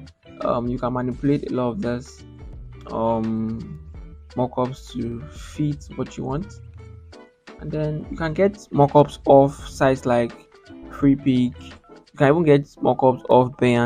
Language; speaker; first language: English; non-native, local second language; Yoruba